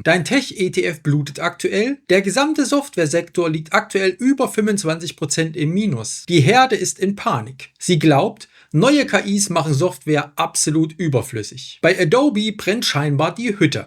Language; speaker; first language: German; native; German